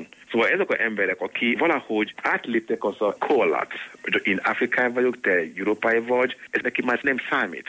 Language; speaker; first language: Hungarian; non-native, learner; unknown